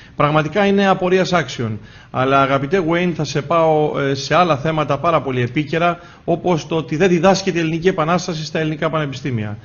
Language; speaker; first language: Greek; native; Greek